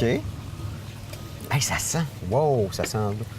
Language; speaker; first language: French; native; French